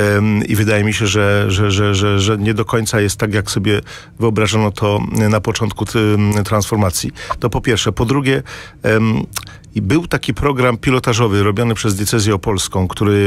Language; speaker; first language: Polish; native; Polish